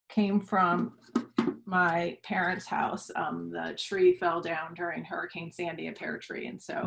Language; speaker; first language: English; native; English